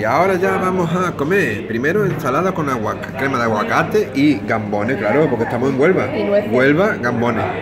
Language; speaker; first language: Spanish; native; Spanish